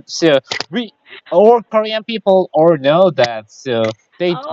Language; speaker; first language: English; non-native, learner; Korean